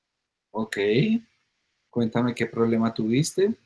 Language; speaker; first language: Spanish; native; Spanish